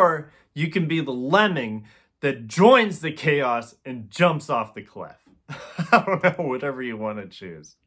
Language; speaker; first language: English; native; English